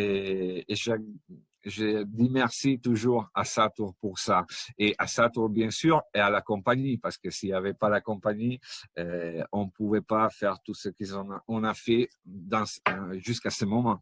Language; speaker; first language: French; non-native, fluent; Italian